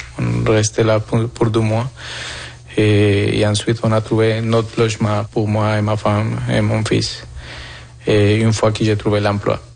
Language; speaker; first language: French; non-native, fluent; Spanish